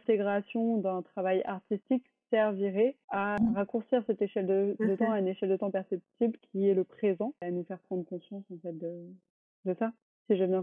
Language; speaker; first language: French; native; French